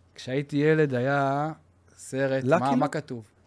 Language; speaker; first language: Hebrew; native; Hebrew